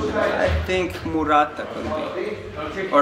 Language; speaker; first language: English; non-native, learner; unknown